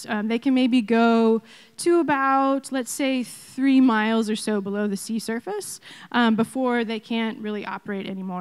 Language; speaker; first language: English; native; English